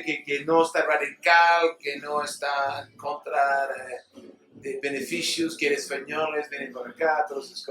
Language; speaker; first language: Spanish; non-native, learner; English